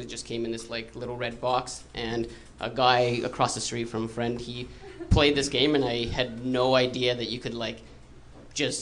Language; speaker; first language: English; native; English